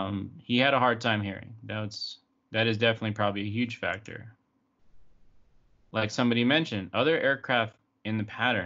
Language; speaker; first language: English; native; English